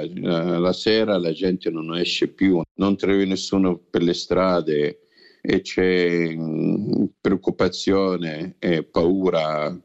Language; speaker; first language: Italian; non-native, fluent; Arabic